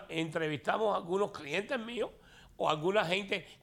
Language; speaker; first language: Spanish; native; Spanish